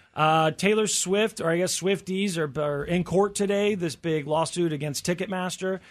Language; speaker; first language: English; native; English